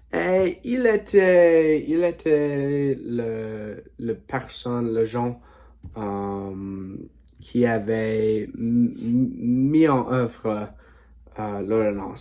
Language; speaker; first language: French; non-native, learner; English